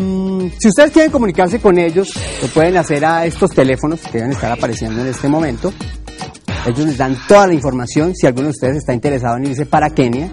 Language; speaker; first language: Spanish; native; Spanish